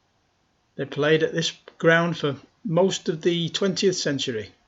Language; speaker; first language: English; native; English